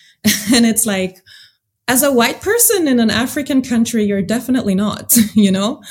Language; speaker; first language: English; early bilingual, other home language; Swedish